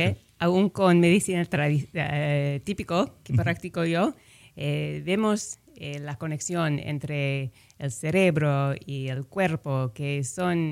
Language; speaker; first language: Spanish; non-native, fluent; English